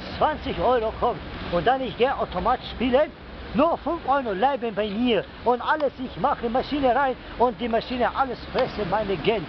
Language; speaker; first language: German; non-native, learner; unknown